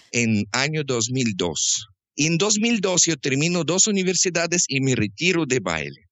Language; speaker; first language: Spanish; non-native, fluent; Russian